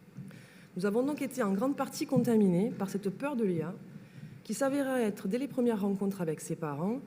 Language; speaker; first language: French; native; French